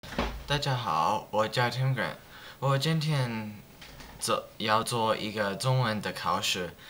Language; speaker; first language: Chinese; non-native, learner; English